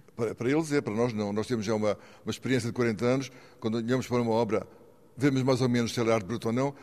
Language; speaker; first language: Portuguese; native; Portuguese